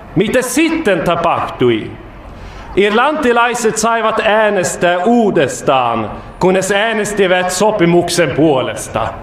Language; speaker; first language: Finnish; non-native, fluent; Swedish